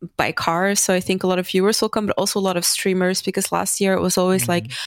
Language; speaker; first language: English; non-native, fluent; Dutch